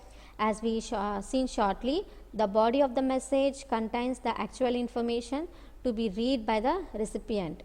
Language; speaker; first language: English; non-native, local second language; Telugu